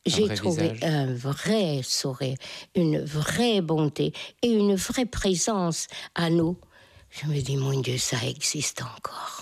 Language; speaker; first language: French; non-native, fluent; Hungarian